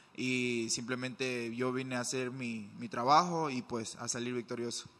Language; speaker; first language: Spanish; native; Spanish